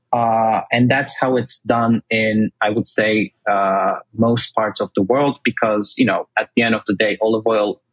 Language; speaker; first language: English; non-native, fluent; Turkish